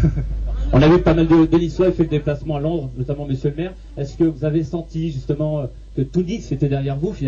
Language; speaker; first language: French; native; French